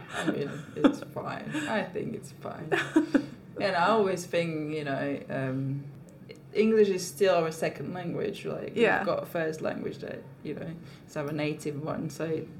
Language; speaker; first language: English; non-native, fluent; Slovak